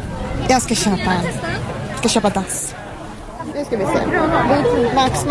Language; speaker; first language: Swedish; native; Swedish